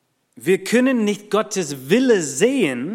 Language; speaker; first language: German; non-native, fluent; English